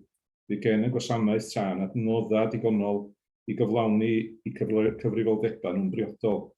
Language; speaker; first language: Welsh; native; Welsh